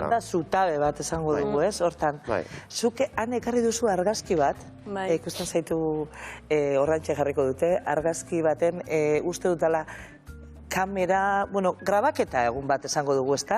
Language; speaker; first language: Basque; native; Basque